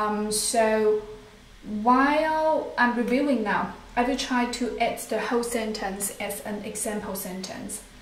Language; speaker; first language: English; non-native, fluent; Chinese